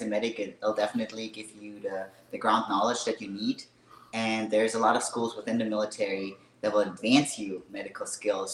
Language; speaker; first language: English; non-native, fluent; German